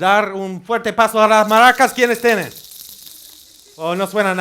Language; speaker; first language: Spanish; non-native, fluent; English